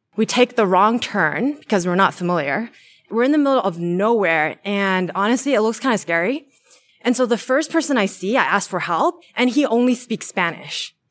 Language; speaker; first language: English; native; English